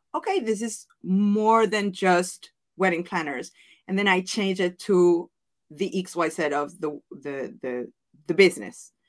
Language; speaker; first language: English; non-native, fluent; Spanish